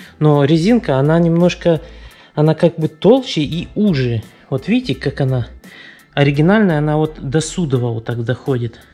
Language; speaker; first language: Russian; early bilingual, heritage; Russian